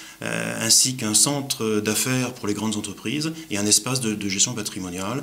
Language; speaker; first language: French; native; French